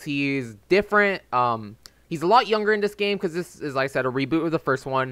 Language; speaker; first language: English; native; English